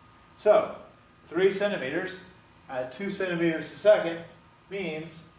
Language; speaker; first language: English; native; English